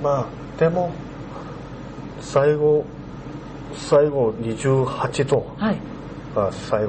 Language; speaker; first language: Japanese; non-native, learner; Korean